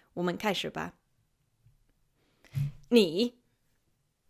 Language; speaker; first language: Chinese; non-native, fluent; English